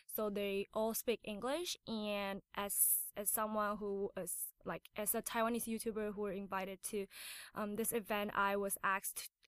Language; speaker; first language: English; non-native, fluent; Chinese